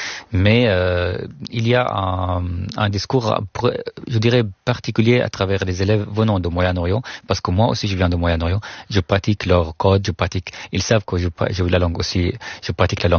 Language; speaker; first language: French; non-native, fluent; Arabic